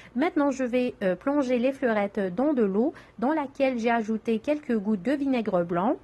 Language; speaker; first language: French; non-native, local second language; Arabic